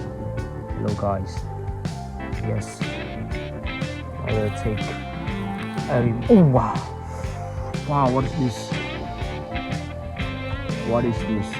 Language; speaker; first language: English; non-native, learner; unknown